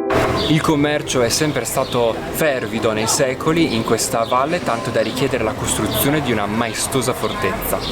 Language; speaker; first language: Italian; native; Italian